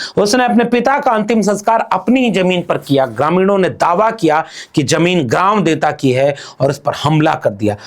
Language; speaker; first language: Hindi; native; Hindi